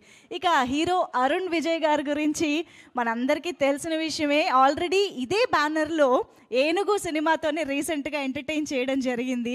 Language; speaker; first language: Telugu; native; Telugu